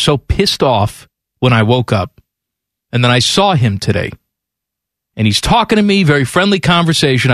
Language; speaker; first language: English; native; English